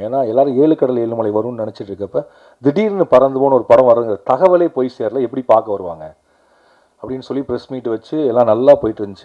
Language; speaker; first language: Tamil; native; Tamil